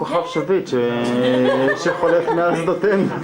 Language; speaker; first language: Hebrew; native; Hebrew